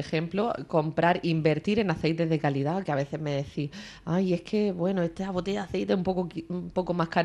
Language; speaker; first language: Spanish; native; Spanish